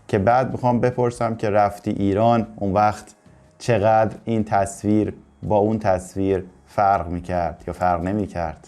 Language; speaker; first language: Persian; native; Persian